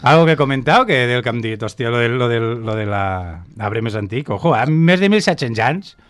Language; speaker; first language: Catalan; native; Catalan